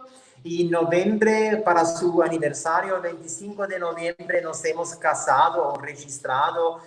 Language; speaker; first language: Portuguese; non-native, fluent; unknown